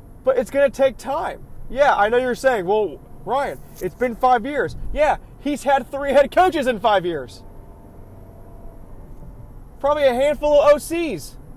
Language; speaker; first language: English; native; English